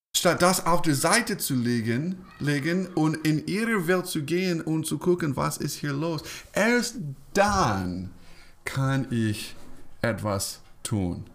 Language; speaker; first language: German; non-native, fluent; English